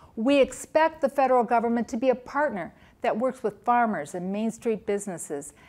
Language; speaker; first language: English; native; English